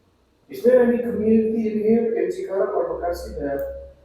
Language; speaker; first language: English; non-native, fluent; Indonesian